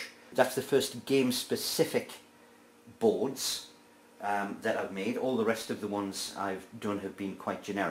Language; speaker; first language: English; native; English